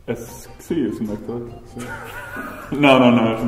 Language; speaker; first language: Spanish; non-native, learner; French